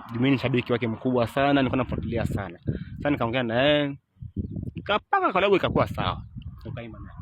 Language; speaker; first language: Swahili; native; Swahili